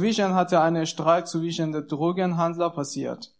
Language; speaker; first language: German; non-native, learner; Persian